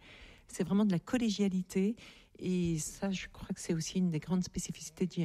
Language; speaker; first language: French; native; French